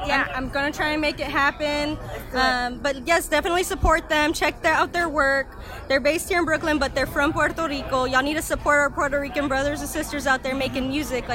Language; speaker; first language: English; early bilingual, other home language; Spanish